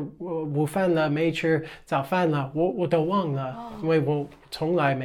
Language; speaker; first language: Chinese; non-native, fluent; English